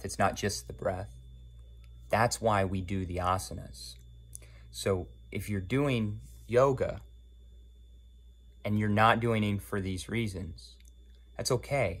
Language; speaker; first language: English; native; English